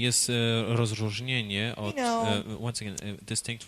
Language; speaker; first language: Polish; native; Polish